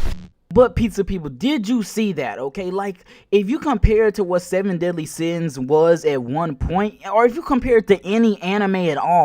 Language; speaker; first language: English; native; English